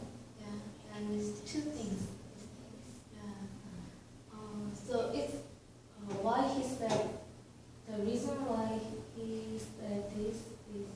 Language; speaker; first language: English; non-native, learner; Korean